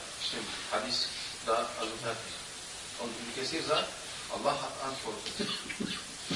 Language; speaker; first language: German; non-native, learner; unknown